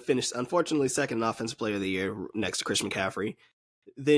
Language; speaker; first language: English; native; English